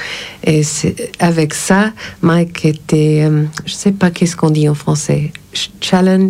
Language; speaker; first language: French; non-native, fluent; English